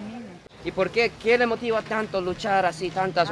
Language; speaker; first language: Spanish; non-native, fluent; Japanese